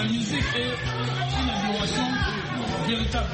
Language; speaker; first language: French; non-native, local second language; Lingala